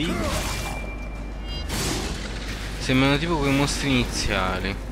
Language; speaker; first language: Italian; native; Italian